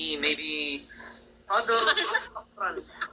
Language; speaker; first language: English; non-native, learner; Korean